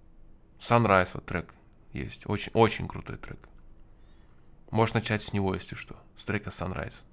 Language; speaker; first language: Russian; native; Russian